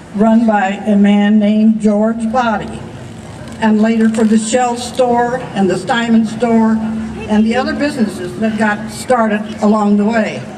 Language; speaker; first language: English; early bilingual, other home language; German